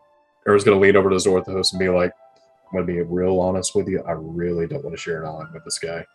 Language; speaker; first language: English; native; English